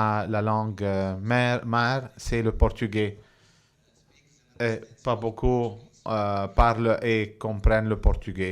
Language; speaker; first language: French; non-native, fluent; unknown